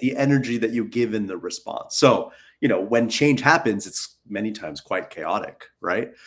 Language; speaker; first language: English; native; English